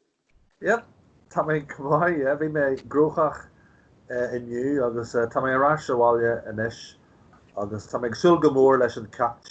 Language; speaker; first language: Irish; non-native, local second language; English